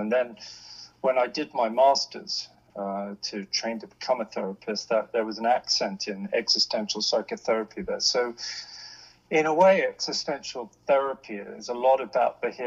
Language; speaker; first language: English; native; English